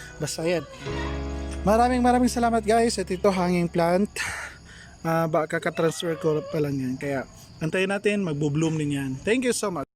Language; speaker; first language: Filipino; non-native, local second language; Cebuano